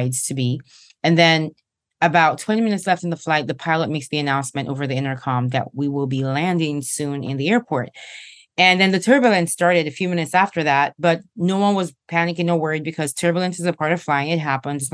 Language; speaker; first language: English; non-native, local second language; Igbo